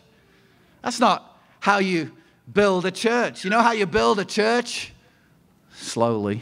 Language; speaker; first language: English; native; English